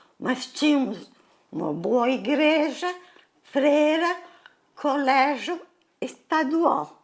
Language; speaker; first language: Portuguese; early bilingual, other home language; Italian